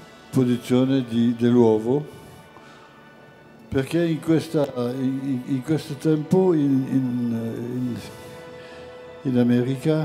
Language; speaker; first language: Italian; non-native, fluent; French